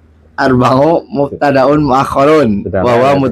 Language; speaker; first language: Arabic; non-native, learner; Indonesian